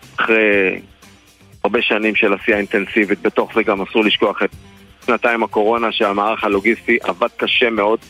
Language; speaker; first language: Hebrew; native; Hebrew